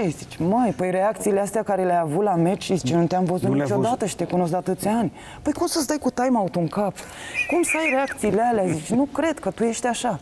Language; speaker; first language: Romanian; native; Romanian